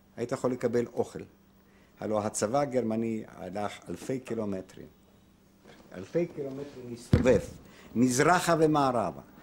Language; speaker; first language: Hebrew; non-native, fluent; Polish